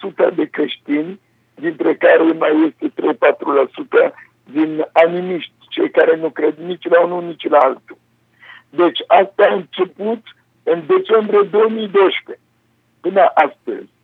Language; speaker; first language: Romanian; non-native, fluent; Sango